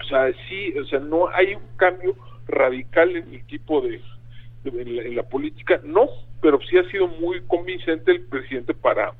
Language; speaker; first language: Spanish; native; Spanish